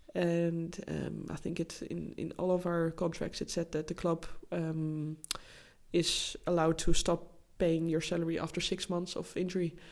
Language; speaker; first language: English; non-native, fluent; Dutch